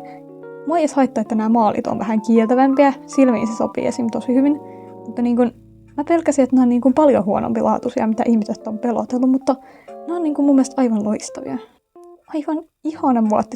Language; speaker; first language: Finnish; native; Finnish